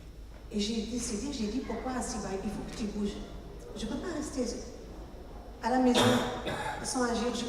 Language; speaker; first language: French; non-native, local second language; Arabic